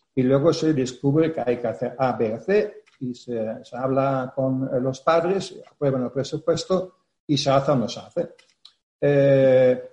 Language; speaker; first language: Spanish; non-native, fluent; Dutch